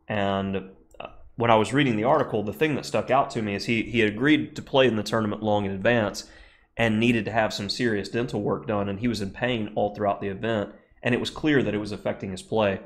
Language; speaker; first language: English; native; English